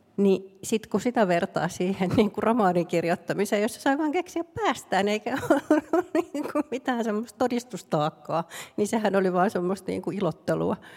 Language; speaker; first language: Finnish; native; Finnish